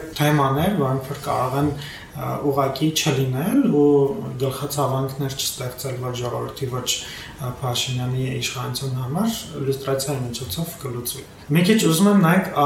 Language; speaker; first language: Armenian; native; Armenian